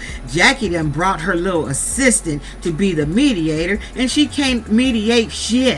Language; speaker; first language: English; native; English